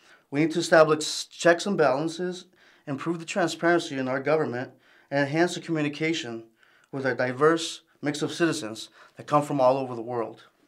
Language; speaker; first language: English; early bilingual, other home language; Spanish